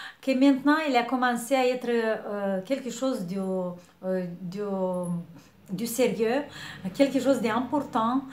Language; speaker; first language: French; non-native, fluent; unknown